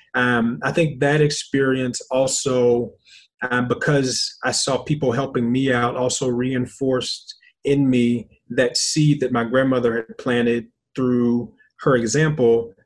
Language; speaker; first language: English; native; English